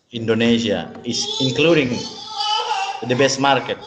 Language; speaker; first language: English; non-native, learner; Indonesian